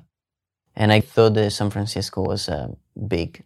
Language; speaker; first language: English; non-native, fluent; Italian